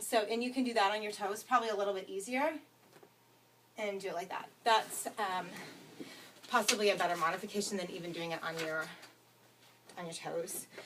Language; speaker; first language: English; native; English